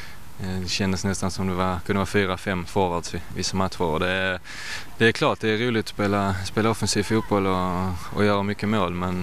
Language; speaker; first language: Swedish; native; Swedish